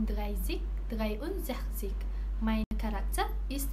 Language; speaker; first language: German; non-native, learner; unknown